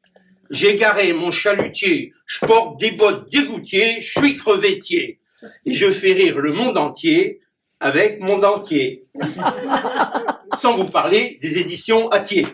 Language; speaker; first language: French; native; French